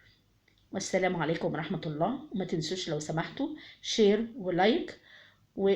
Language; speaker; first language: Arabic; native; Arabic